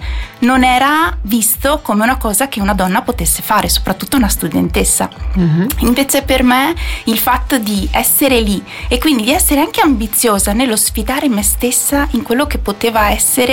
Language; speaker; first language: Italian; native; Italian